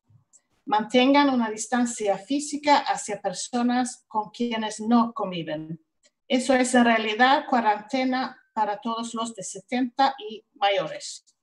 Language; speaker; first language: Spanish; non-native, fluent; Swedish